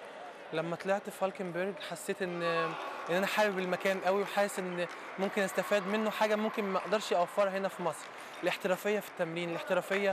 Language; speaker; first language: Arabic; native; Arabic